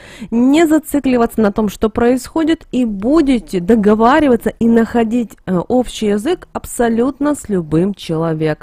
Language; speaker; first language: Russian; native; Russian